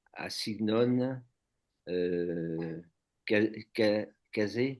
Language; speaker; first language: Hebrew; non-native, learner; French